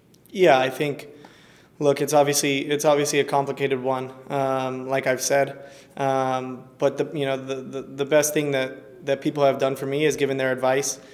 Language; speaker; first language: English; early bilingual, other home language; Spanish